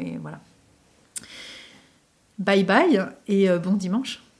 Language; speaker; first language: French; native; French